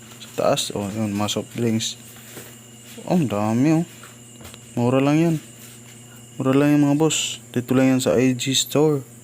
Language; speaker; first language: Filipino; non-native, local second language; Cebuano